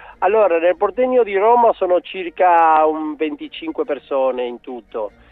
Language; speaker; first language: Italian; non-native, fluent; Spanish